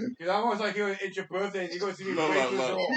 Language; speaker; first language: English; native; English